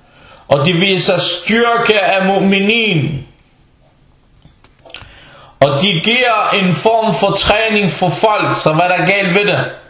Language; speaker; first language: Danish; early bilingual, other home language; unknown